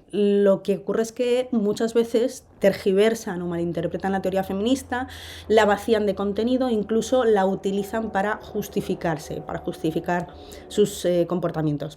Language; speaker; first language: Spanish; native; Spanish